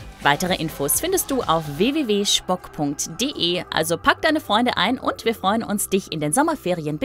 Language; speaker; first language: German; native; German